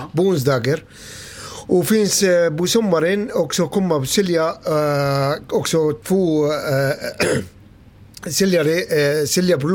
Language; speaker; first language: Swedish; non-native, learner; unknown